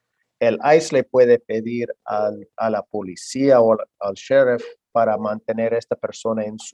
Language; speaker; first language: Spanish; non-native, fluent; English